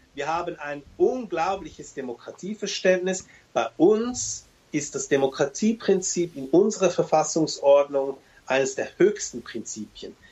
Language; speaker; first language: German; early bilingual, other home language; Turkish